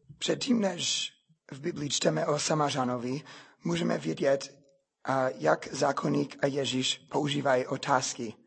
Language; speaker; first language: Czech; non-native, fluent; English